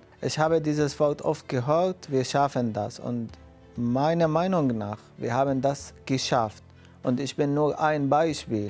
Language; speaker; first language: German; non-native, fluent; Arabic